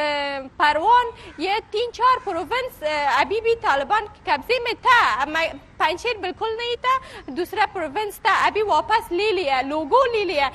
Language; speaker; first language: Hindi; non-native, fluent; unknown